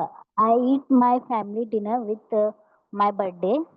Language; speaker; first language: English; non-native, learner; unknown